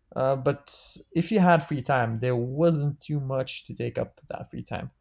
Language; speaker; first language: English; non-native, fluent; Bulgarian